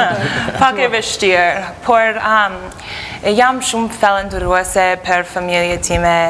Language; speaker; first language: Albanian; non-native, learner; English